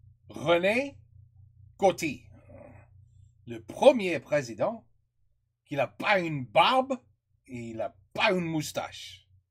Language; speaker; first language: French; non-native, learner; English